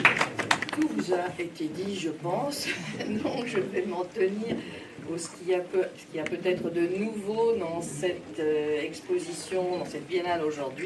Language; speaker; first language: French; native; French